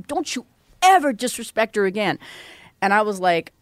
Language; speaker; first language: English; native; English